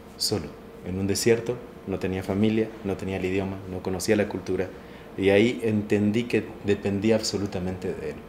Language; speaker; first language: Spanish; native; Spanish